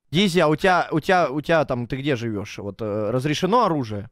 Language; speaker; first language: Russian; native; Russian